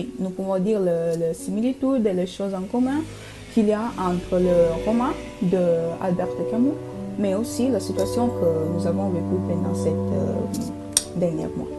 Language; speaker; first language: French; non-native, learner; Italian